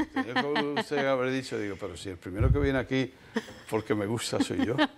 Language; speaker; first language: Spanish; native; Spanish